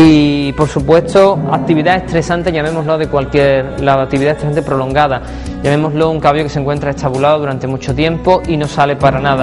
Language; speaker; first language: Spanish; native; Spanish